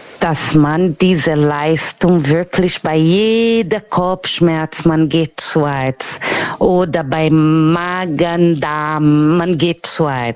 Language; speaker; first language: German; non-native, learner; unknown